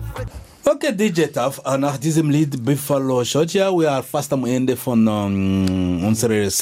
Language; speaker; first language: German; non-native, learner; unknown